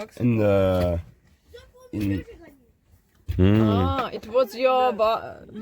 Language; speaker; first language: English; non-native, learner; Ukrainian